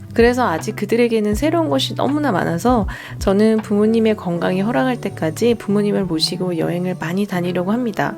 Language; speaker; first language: Korean; native; Korean